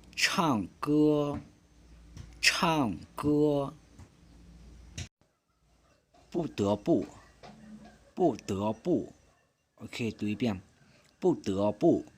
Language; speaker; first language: Chinese; non-native, fluent; Hmong